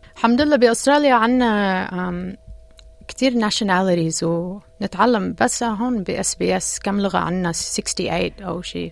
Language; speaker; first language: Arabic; early bilingual, heritage; Arabic